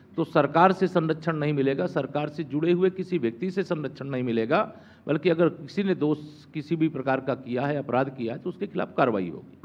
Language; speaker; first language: Hindi; native; Hindi